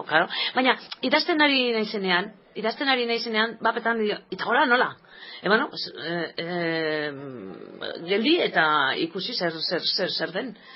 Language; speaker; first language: Basque; non-native, local second language; Spanish